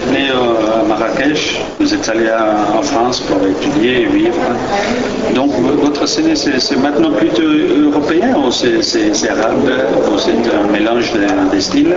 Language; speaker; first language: French; non-native, learner; Spanish